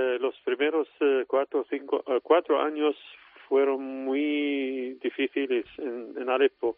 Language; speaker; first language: Spanish; non-native, fluent; Arabic